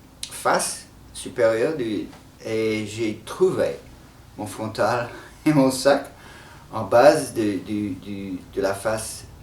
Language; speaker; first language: French; non-native, fluent; English